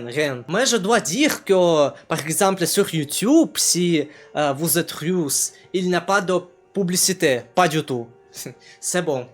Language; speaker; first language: French; non-native, learner; Russian